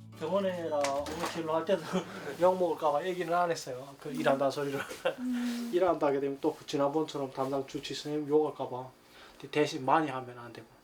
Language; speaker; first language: Korean; native; Korean